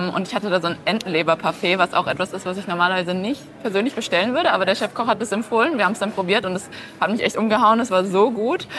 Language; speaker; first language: German; early bilingual, other home language; Chinese